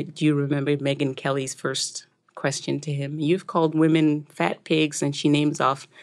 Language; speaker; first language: English; non-native, local second language; Shona